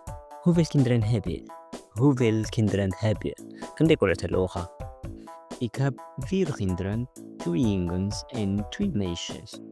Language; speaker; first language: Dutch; non-native, fluent; Tigrinya